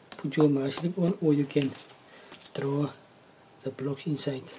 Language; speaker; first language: English; non-native, local second language; Afrikaans